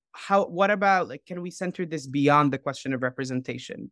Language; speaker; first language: English; non-native, fluent; Arabic